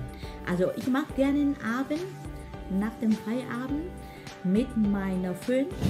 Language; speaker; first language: German; non-native, learner; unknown